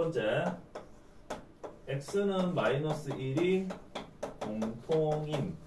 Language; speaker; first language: Korean; native; Korean